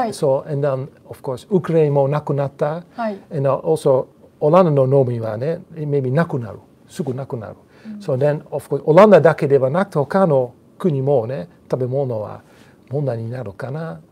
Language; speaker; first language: Japanese; non-native, learner; Dutch